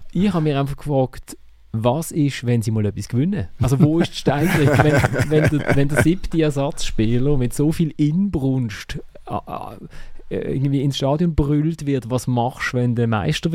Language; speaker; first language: German; native; German